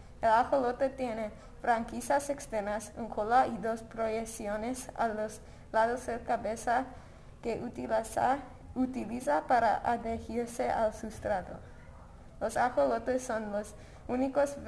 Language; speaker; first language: Spanish; non-native, learner; English